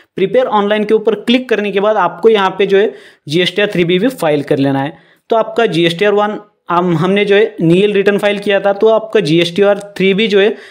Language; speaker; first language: Hindi; non-native, local second language; Marathi